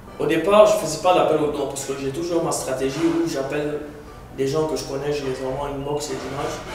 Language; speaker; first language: French; non-native, local second language; Arabic